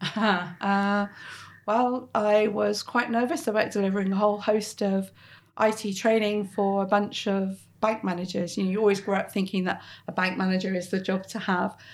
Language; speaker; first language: English; native; English